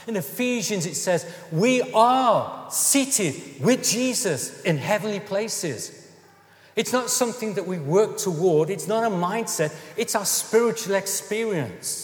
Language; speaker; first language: English; native; English